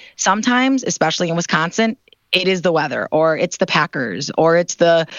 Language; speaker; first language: English; native; English